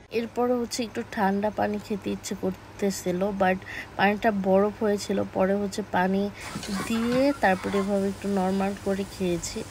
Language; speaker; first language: Bangla; native; Bangla